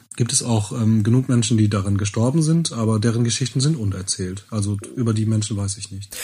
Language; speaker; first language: German; native; German